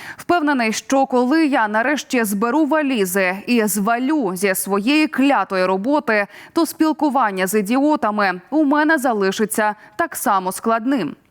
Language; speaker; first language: Ukrainian; native; Ukrainian